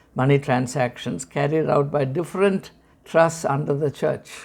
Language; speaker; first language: English; non-native, local second language; Malayalam